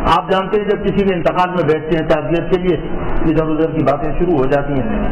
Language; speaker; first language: Urdu; native; Urdu